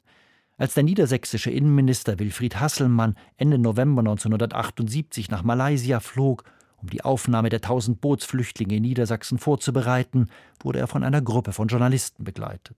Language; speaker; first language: German; native; German